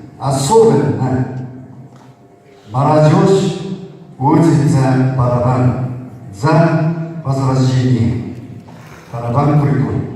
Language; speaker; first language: Russian; non-native, learner; Japanese